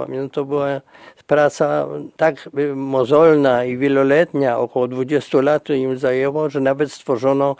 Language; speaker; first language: Polish; native; Polish